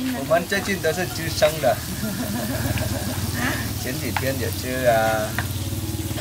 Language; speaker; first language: Chinese; non-native, learner; Vietnamese